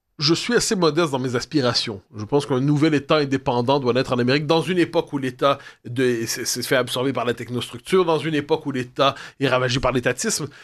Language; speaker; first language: French; native; French